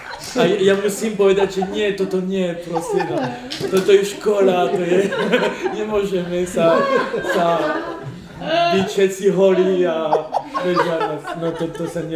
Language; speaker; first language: Slovak; non-native, learner; French